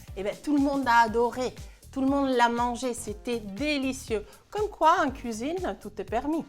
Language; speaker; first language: French; non-native, fluent; Italian